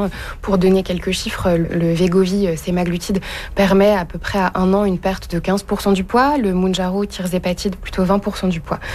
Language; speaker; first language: French; native; French